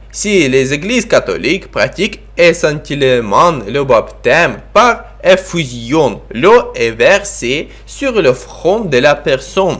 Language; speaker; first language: French; non-native, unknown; Ukrainian